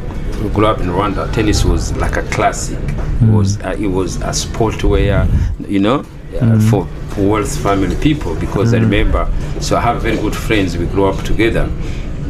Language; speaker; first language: English; non-native, local second language; Kinyarwanda